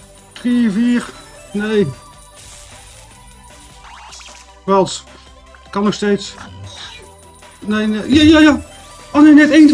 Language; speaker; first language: Dutch; native; Dutch